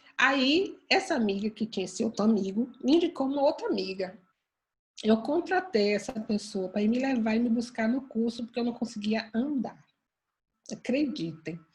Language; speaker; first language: Portuguese; native; Portuguese